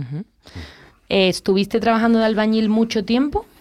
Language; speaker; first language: Spanish; native; Spanish